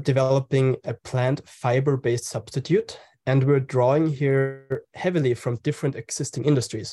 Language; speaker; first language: English; non-native, fluent; German